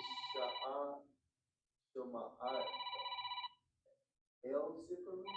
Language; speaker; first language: Hebrew; non-native, learner; English